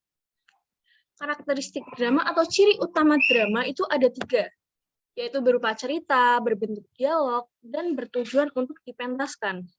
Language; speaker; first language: Indonesian; native; Indonesian